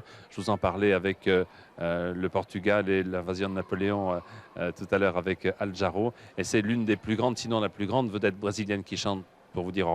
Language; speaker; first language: French; native; French